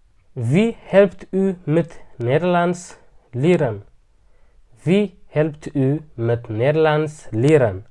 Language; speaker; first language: Dutch; non-native, learner; Tigrinya